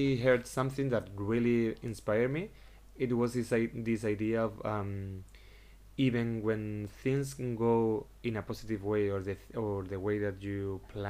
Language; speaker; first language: English; non-native, fluent; Spanish